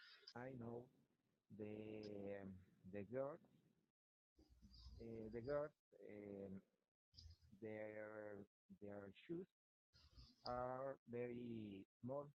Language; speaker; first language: English; non-native, learner; Spanish